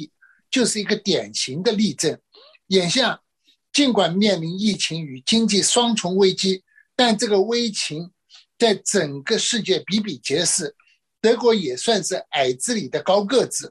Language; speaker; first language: Chinese; native; Chinese